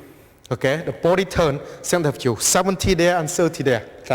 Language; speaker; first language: English; non-native, fluent; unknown